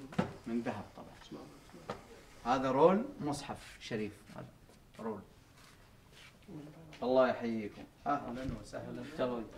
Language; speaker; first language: Arabic; non-native, learner; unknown